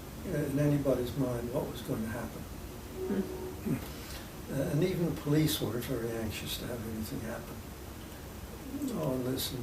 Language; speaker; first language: English; native; English